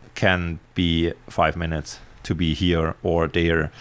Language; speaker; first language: English; non-native, fluent; German